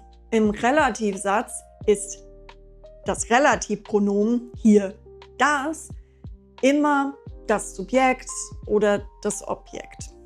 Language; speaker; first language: German; non-native, fluent; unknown